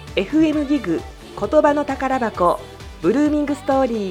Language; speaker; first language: Japanese; native; Japanese